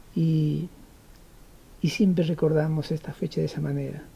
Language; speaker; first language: Spanish; native; Spanish